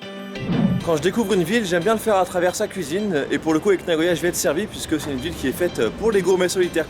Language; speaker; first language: French; native; French